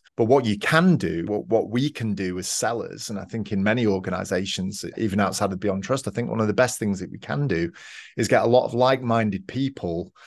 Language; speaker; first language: English; native; English